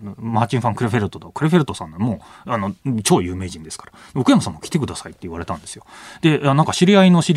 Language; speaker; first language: Japanese; native; Japanese